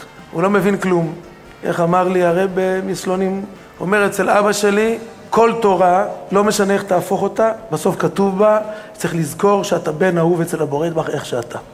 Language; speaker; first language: Hebrew; native; Hebrew